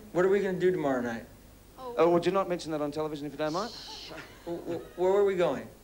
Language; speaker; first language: English; native; English